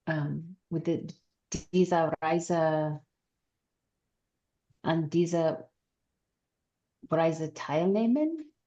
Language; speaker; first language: German; non-native, learner; English